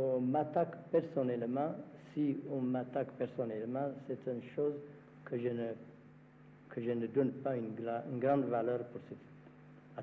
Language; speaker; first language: French; non-native, fluent; Amharic